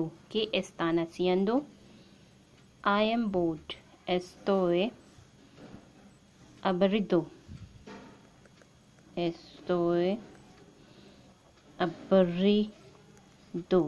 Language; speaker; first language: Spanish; non-native, learner; Hindi